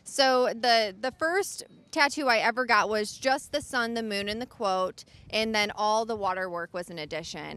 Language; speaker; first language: English; native; English